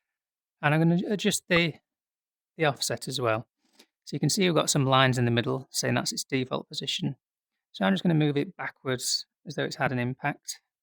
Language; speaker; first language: English; native; English